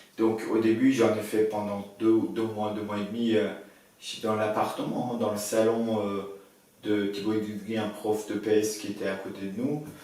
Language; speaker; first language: French; early bilingual, other home language; Persian